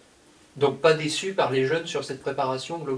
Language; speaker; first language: French; native; French